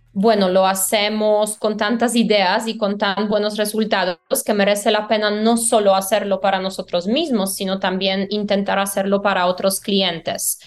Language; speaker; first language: Spanish; non-native, fluent; Polish